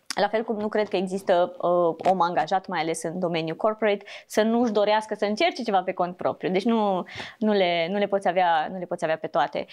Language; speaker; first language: Romanian; native; Romanian